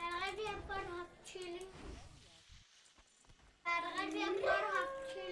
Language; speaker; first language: Danish; early bilingual, other home language; Vietnamese